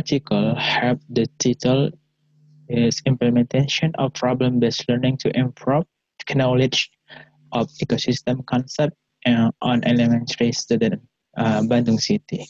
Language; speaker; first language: English; non-native, learner; Indonesian